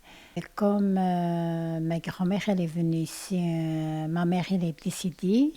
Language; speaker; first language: French; non-native, learner; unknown